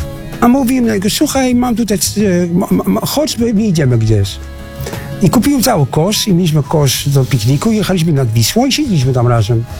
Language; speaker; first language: Polish; non-native, fluent; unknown